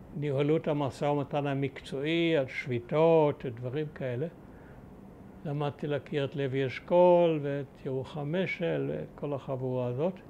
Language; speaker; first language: Hebrew; early bilingual, other home language; German